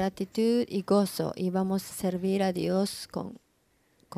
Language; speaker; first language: Spanish; non-native, learner; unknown